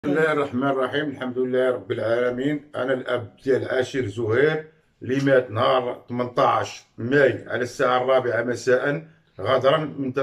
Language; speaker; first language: Arabic; native; Arabic